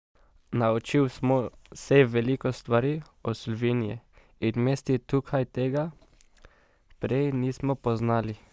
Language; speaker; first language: Slovenian; non-native, learner; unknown